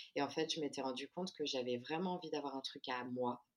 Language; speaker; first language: French; native; French